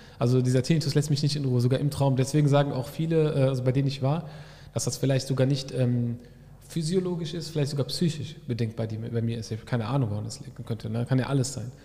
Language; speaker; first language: German; early bilingual, other home language; Arabic